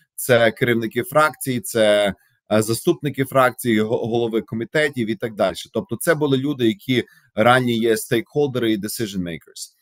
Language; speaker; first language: Ukrainian; native; Ukrainian